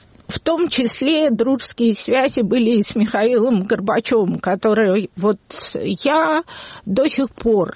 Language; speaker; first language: Russian; native; Russian